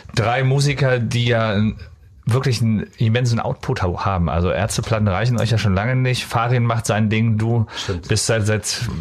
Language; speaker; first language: German; native; German